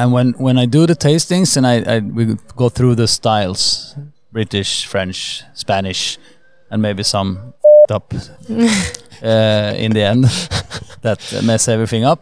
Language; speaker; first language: English; non-native, fluent; Swedish